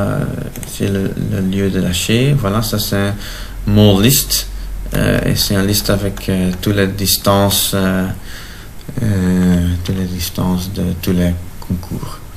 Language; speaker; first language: French; non-native, local second language; Dutch